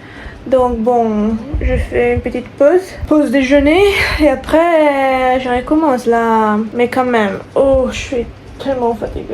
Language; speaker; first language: French; non-native, fluent; Italian